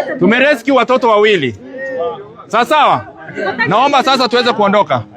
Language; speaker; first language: Swahili; native; Swahili